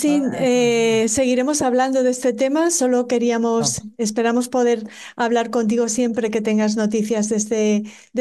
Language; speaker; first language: Spanish; native; Spanish